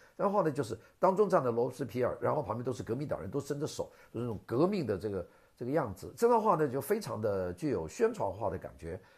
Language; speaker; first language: Chinese; non-native, local second language; Cantonese